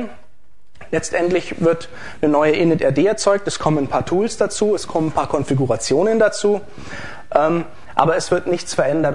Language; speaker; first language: German; native; German